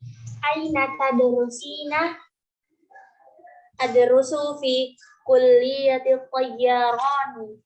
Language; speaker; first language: Arabic; non-native, learner; Indonesian